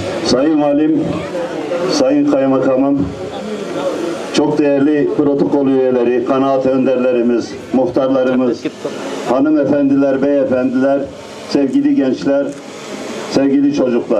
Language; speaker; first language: Turkish; native; Turkish